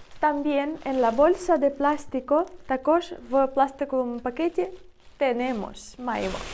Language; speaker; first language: Spanish; non-native, learner; Ukrainian